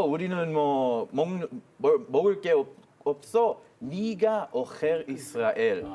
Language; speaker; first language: Korean; non-native, learner; Hebrew